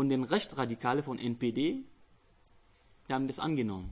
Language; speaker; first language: German; non-native, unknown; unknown